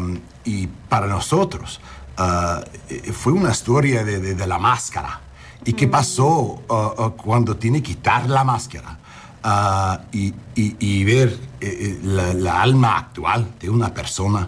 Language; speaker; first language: Spanish; early bilingual, heritage; Spanish